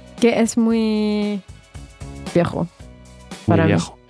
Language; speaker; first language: Spanish; non-native, learner; French